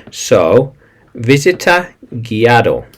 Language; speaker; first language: Spanish; non-native, learner; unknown